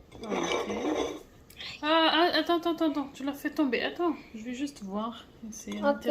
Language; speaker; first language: French; non-native, fluent; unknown